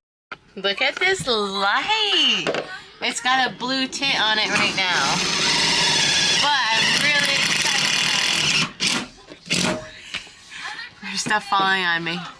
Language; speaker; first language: English; native; English